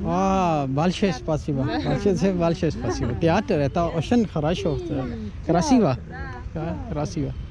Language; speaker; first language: Russian; non-native, learner; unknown